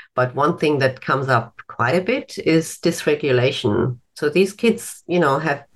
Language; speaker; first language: English; non-native, fluent; German